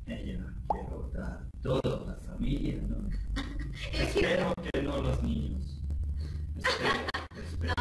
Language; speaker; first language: Spanish; non-native, learner; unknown